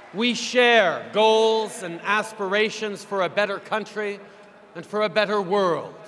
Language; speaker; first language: English; native; English